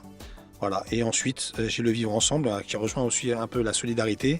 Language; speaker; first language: French; native; French